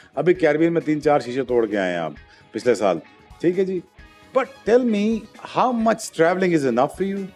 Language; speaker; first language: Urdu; non-native, local second language; Punjabi